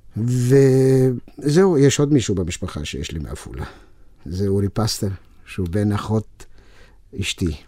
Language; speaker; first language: Hebrew; non-native, fluent; Yiddish